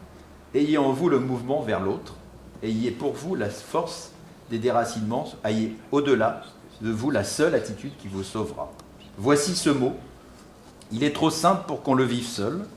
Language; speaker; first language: French; native; French